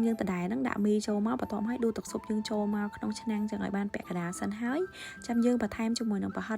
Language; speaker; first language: Khmer; native; Khmer